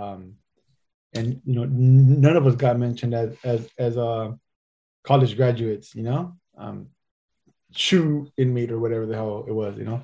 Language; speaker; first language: English; native; English